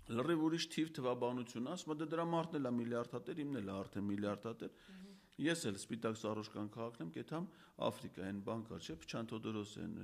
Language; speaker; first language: Armenian; native; Armenian